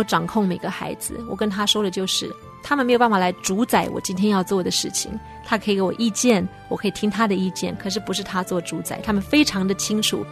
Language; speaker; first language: Chinese; native; Chinese